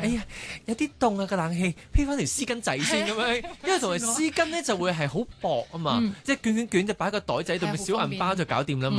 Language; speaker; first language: Cantonese; native; Cantonese